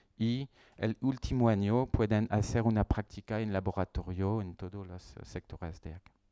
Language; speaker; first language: Spanish; non-native, learner; French